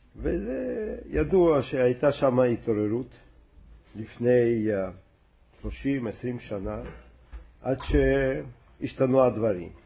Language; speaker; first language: Hebrew; non-native, fluent; Russian